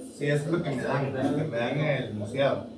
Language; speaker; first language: Spanish; native; Spanish